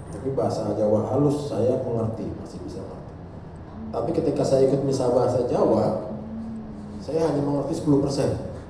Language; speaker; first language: Indonesian; native; Indonesian